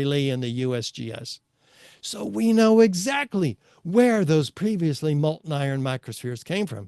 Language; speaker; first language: English; native; English